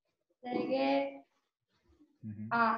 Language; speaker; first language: Korean; non-native, learner; Spanish